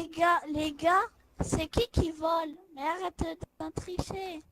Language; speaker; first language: French; native; French